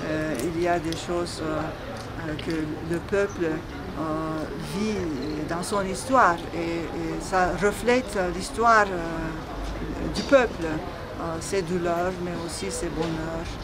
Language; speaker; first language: French; non-native, fluent; Turkish